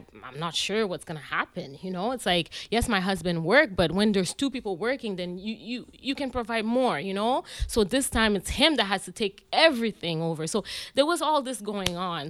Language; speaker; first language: English; native; English